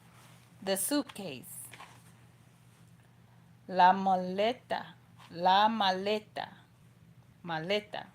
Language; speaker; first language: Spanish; non-native, learner; English